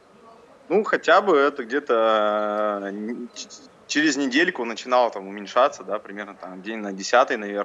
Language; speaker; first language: Russian; native; Russian